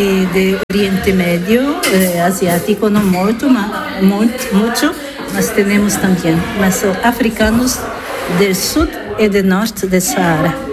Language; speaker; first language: Spanish; non-native, learner; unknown